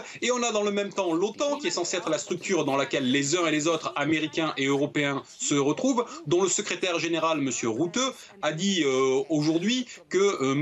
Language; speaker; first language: French; native; French